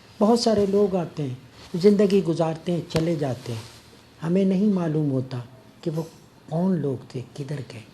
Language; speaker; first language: Urdu; native; Urdu